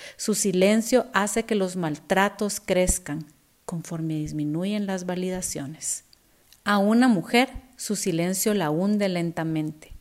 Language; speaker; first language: Spanish; native; Spanish